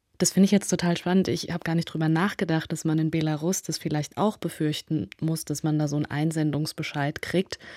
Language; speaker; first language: German; native; German